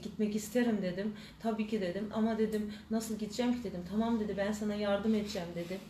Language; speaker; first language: Turkish; early bilingual, heritage; Turkish